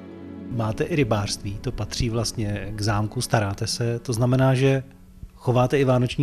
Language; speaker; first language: Czech; native; Czech